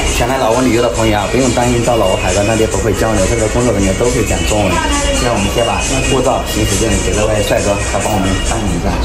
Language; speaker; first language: Chinese; native; Chinese